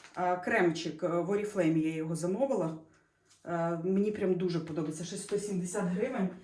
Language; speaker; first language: Ukrainian; non-native, local second language; Russian